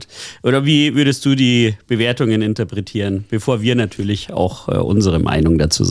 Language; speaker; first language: German; native; German